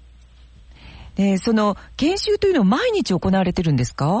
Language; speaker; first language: Japanese; native; Japanese